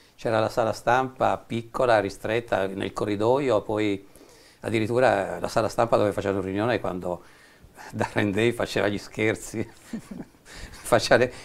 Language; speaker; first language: Italian; native; Italian